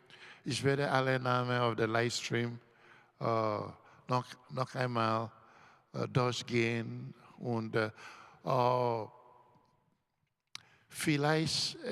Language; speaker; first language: German; non-native, learner; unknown